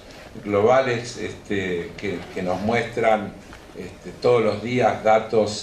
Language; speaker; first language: Spanish; native; Spanish